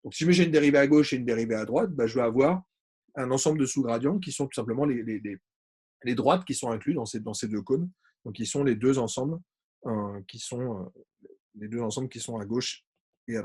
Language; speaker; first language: French; native; French